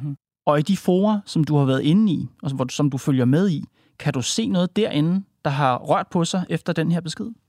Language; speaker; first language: Danish; native; Danish